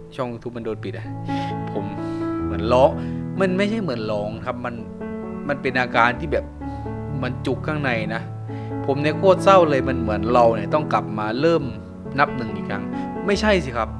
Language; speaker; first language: Thai; non-native, local second language; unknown